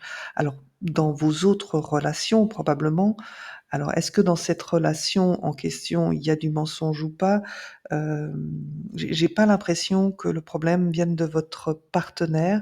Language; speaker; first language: French; native; French